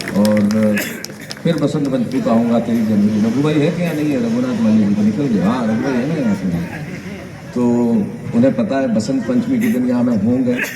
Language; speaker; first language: Hindi; native; Hindi